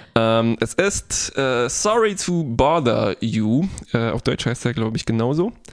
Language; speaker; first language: German; non-native, fluent; Polish